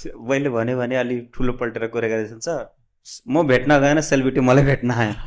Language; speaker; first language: Nepali; non-native, local second language; Bhojpuri